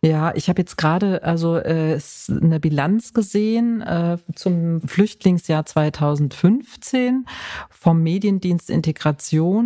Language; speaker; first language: German; native; German